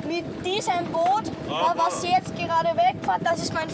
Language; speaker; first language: German; native; German